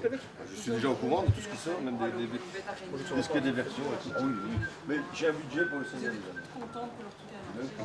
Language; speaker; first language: French; native; French